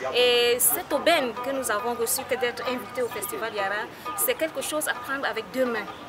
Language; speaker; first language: French; non-native, local second language; Fula